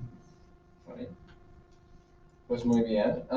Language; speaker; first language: Spanish; non-native, fluent; English